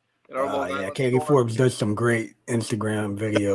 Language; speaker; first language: English; native; English